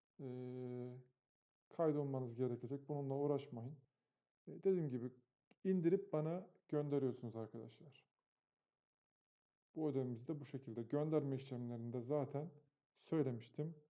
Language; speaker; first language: Turkish; native; Turkish